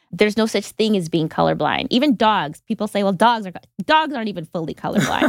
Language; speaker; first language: English; native; English